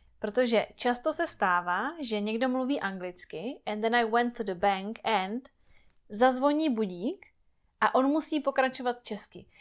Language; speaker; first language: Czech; native; Czech